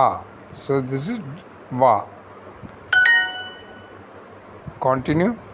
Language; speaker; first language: English; non-native, local second language; Hindi